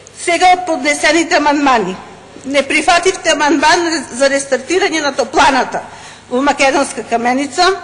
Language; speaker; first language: Macedonian; native; Macedonian